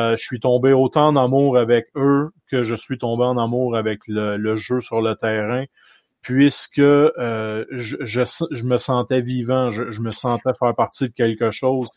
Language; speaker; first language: French; native; French